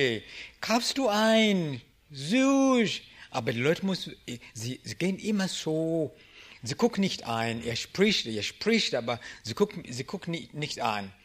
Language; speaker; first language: German; non-native, learner; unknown